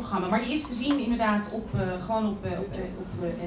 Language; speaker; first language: Dutch; native; Dutch